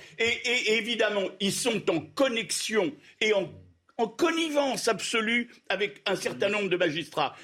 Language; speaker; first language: French; native; French